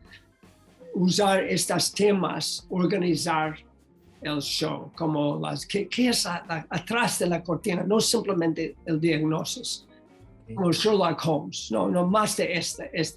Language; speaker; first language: Spanish; non-native, learner; English